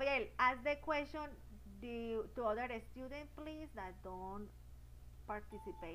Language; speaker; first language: English; non-native, learner; Spanish